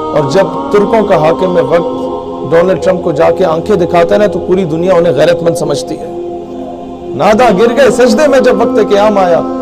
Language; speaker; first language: Urdu; non-native, local second language; Punjabi